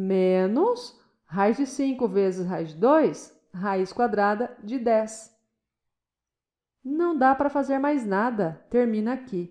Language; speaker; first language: Portuguese; native; Portuguese